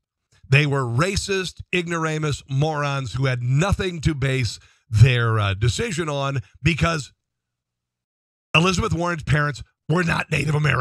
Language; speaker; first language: English; native; English